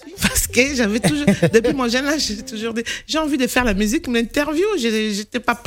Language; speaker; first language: French; non-native, local second language; Lingala